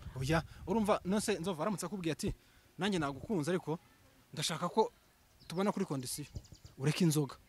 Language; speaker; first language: Kinyarwanda; native; Kinyarwanda